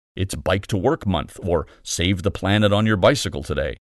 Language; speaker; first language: English; native; English